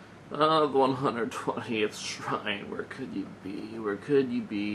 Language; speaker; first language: English; native; English